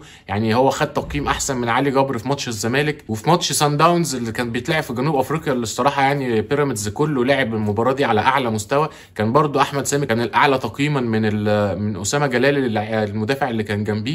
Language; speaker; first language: Arabic; native; Arabic